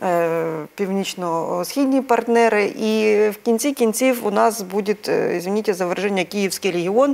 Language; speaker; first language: Ukrainian; native; Ukrainian